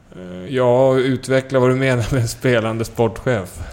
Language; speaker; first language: Swedish; native; Swedish